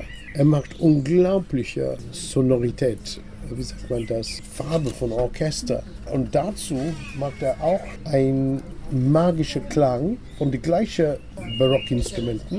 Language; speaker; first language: German; non-native, fluent; English